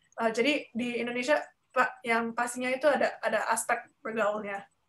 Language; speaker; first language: Indonesian; early bilingual, heritage; Indonesian